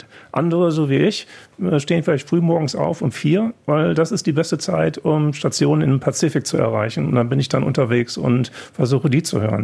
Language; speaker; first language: German; native; German